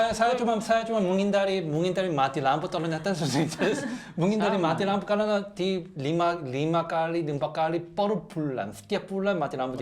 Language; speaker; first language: Indonesian; non-native, learner; Korean